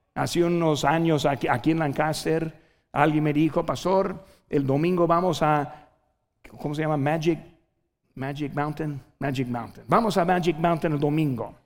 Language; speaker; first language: Spanish; non-native, fluent; English